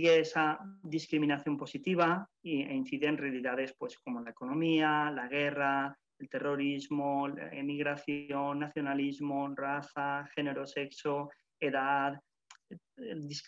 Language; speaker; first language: Spanish; native; Spanish